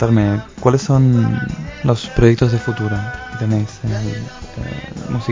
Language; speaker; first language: Spanish; native; Spanish